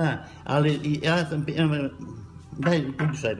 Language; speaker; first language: German; non-native, learner; Bosnian